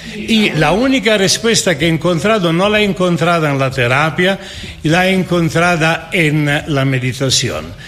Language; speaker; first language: Spanish; non-native, fluent; Italian